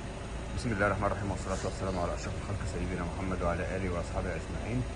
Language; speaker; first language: Arabic; native; Arabic